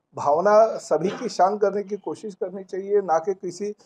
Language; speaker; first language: Hindi; non-native, local second language; Marathi